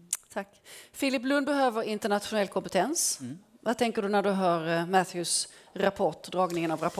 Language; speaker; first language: Swedish; native; Swedish